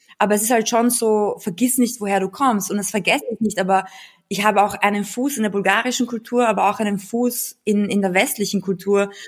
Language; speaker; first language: German; early bilingual, other home language; Bulgarian